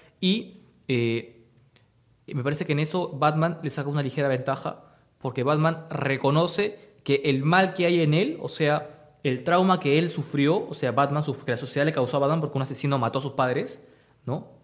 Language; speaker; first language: Spanish; native; Spanish